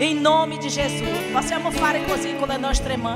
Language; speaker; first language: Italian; non-native, learner; Portuguese